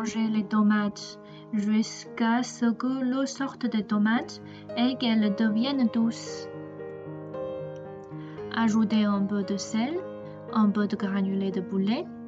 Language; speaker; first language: French; non-native, fluent; Chinese